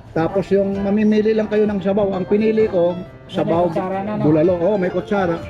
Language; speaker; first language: Filipino; non-native, local second language; Waray